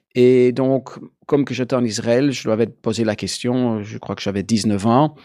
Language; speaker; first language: French; native; French